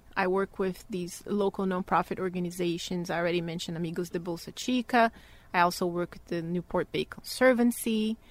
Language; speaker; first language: English; non-native, fluent; Portuguese